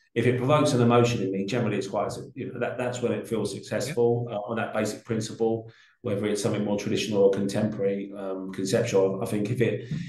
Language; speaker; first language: English; native; English